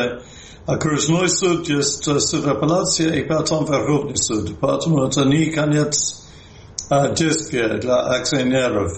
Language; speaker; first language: Russian; non-native, fluent; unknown